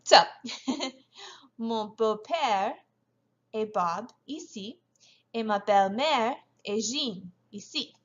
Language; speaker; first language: French; non-native, fluent; English